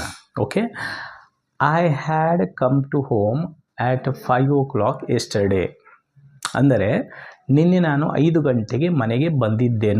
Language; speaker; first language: Kannada; native; Kannada